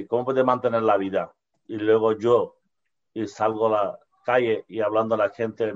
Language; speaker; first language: Spanish; non-native, learner; Bangla